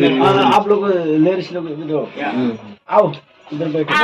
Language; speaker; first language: Hindi; non-native, local second language; Assamese